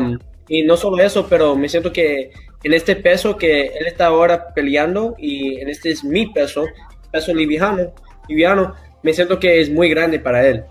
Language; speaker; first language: Spanish; early bilingual, heritage; English